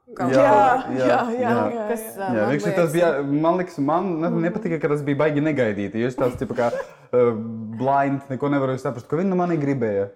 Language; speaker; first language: Latvian; non-native, local second language; Russian